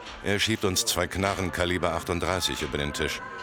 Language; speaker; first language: German; native; German